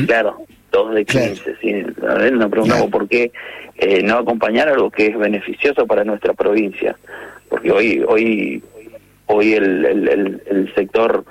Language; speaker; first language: Spanish; native; Spanish